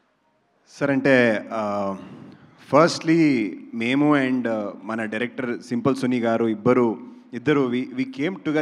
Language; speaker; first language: Telugu; non-native, local second language; Kannada